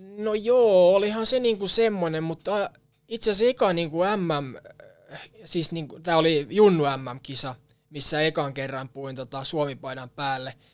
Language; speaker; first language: Finnish; non-native, local second language; Swedish